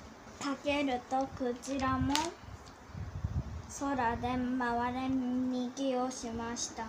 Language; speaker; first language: Japanese; early bilingual, heritage; Korean